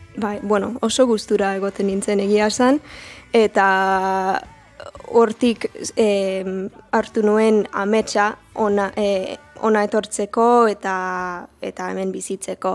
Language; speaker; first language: Basque; non-native, learner; English